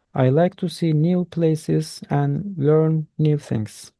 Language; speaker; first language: English; non-native, fluent; Turkish